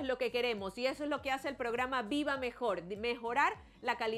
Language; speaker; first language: Spanish; native; Spanish